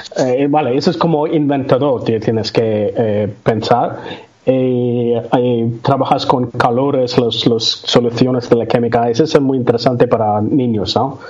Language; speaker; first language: Spanish; non-native, learner; Tamil